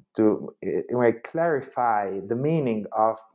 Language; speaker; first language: English; non-native, fluent; Italian